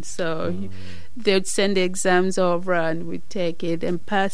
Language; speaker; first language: English; non-native, local second language; Nyanja